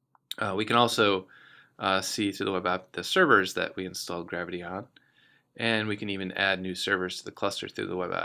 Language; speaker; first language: English; native; English